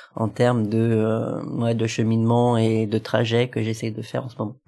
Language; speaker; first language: French; native; French